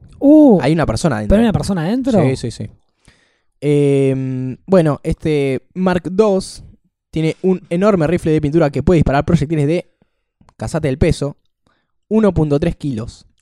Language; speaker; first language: Spanish; native; Spanish